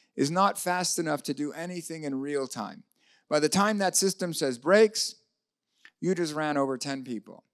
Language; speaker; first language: English; native; English